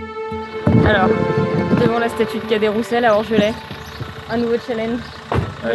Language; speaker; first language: French; native; French